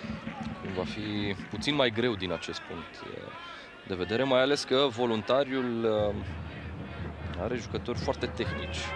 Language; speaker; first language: Romanian; native; Romanian